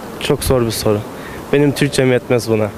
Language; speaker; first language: Turkish; early bilingual, heritage; Turkish